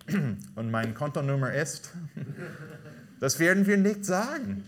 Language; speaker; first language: German; non-native, fluent; English